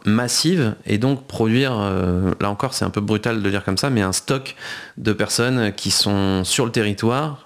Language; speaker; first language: French; native; French